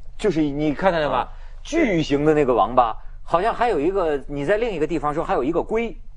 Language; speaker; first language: Chinese; native; Chinese